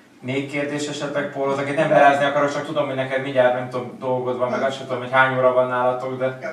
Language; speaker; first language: Hungarian; native; Hungarian